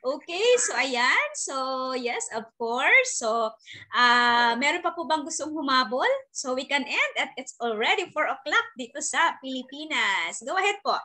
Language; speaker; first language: Filipino; native; Filipino